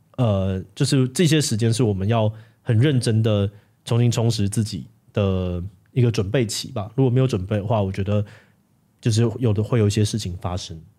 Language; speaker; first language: Chinese; native; Chinese